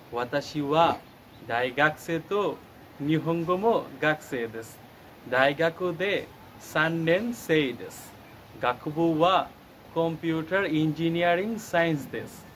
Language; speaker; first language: Japanese; non-native, learner; Bangla